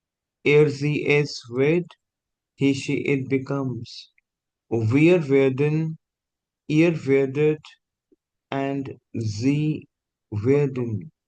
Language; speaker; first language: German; non-native, fluent; Hindi